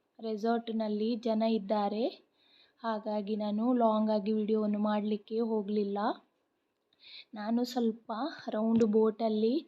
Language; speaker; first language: Kannada; non-native, local second language; Konkani